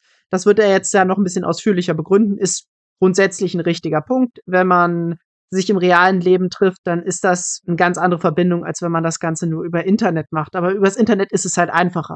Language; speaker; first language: German; native; German